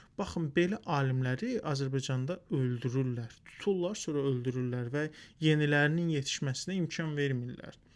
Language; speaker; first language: Azerbaijani; non-native, local second language; Talysh